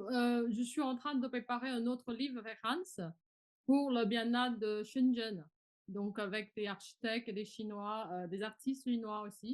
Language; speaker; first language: French; non-native, fluent; Chinese